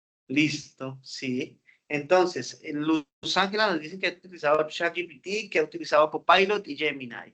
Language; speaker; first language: Spanish; native; Spanish